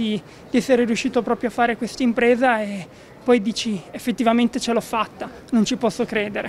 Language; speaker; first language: Italian; native; Italian